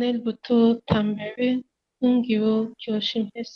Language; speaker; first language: Korean; non-native, learner; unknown